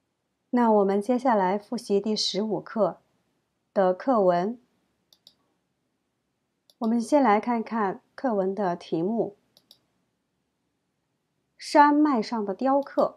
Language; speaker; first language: Chinese; native; Chinese